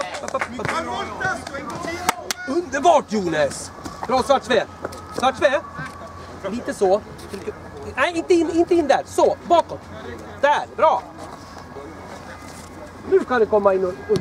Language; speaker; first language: Swedish; native; Swedish